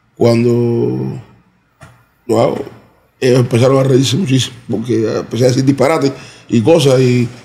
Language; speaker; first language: Spanish; native; Spanish